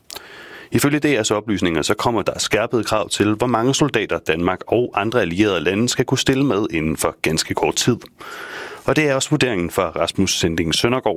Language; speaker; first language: Danish; native; Danish